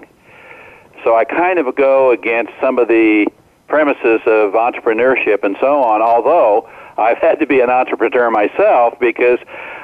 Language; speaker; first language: English; native; English